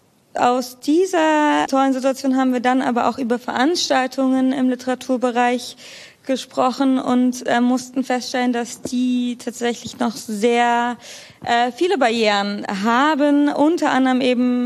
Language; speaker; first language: German; native; German